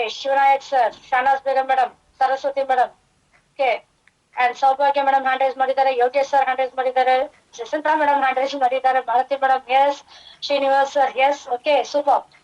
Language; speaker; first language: Kannada; non-native, fluent; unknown